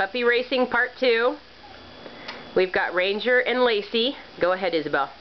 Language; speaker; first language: English; native; English